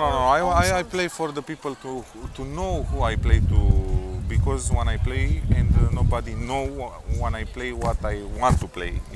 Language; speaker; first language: English; non-native, learner; Romanian